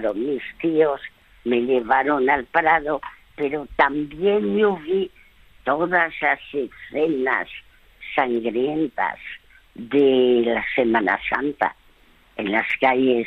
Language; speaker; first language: Spanish; early bilingual, other home language; French